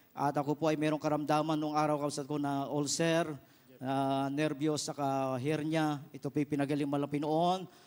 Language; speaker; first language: Filipino; non-native, local second language; Iloko